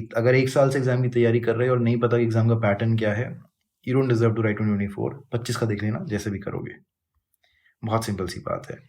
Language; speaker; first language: Hindi; native; Hindi